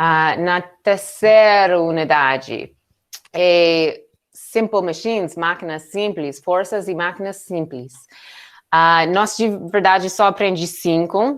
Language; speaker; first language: Portuguese; non-native, learner; English